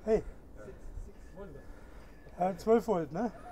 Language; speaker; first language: Russian; non-native, learner; German